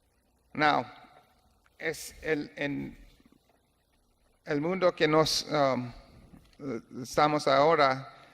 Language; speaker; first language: Spanish; non-native, learner; English